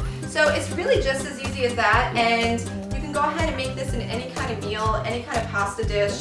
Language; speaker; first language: English; native; English